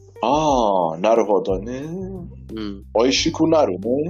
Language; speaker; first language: Japanese; non-native, learner; Persian